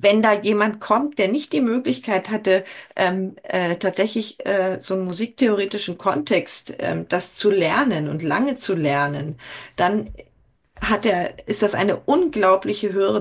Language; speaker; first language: German; native; German